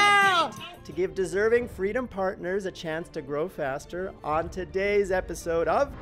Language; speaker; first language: English; native; English